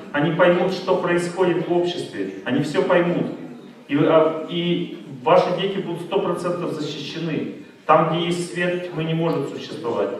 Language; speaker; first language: Russian; native; Russian